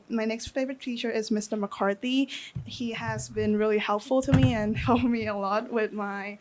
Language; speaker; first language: English; non-native, fluent; Thai